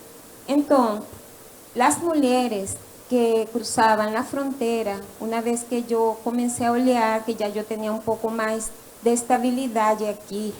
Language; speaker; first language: Portuguese; non-native, learner; Spanish